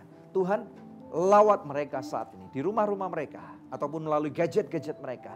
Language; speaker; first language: Indonesian; native; Indonesian